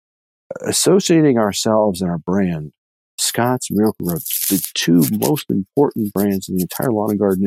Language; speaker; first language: English; native; English